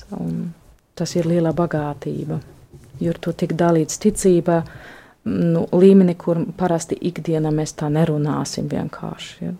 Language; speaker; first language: Latvian; non-native, fluent; German